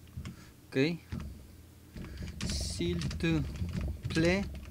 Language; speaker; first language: French; non-native, learner; Spanish